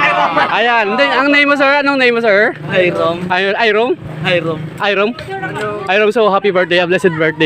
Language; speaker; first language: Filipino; non-native, local second language; Hiligaynon